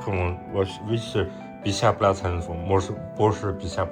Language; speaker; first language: Russian; non-native, learner; Chinese